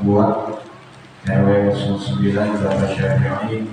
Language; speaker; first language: Indonesian; native; Indonesian